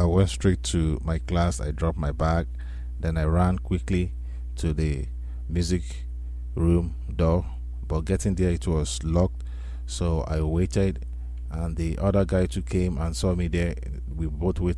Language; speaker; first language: English; non-native, local second language; Yoruba